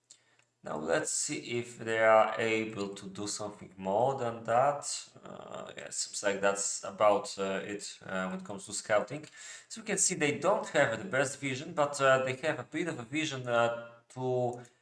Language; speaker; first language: English; non-native, fluent; Polish